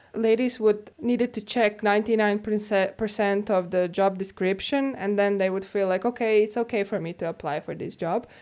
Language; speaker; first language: English; non-native, fluent; Croatian